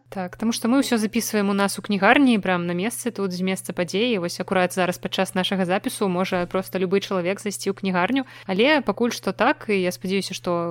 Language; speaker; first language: Belarusian; non-native, local second language; Russian